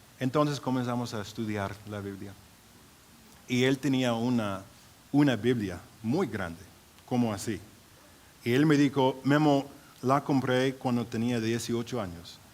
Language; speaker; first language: Spanish; non-native, fluent; English